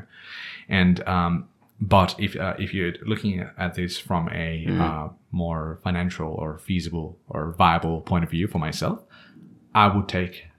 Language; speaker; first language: English; non-native, local second language; Nepali